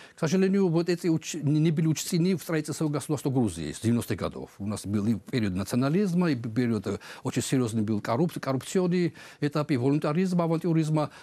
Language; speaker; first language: Russian; non-native, local second language; Georgian